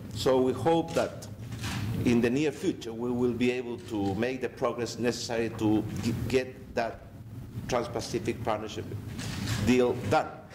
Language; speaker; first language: English; non-native, fluent; Spanish